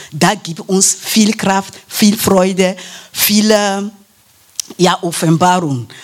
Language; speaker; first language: German; non-native, learner; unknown